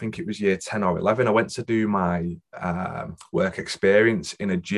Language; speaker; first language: English; native; English